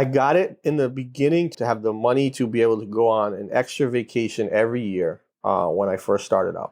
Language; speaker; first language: English; native; English